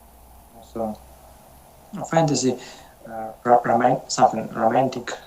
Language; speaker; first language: English; non-native, learner; Russian